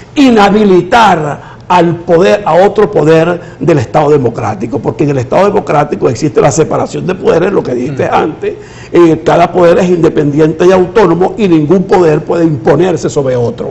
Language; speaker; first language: Spanish; native; Spanish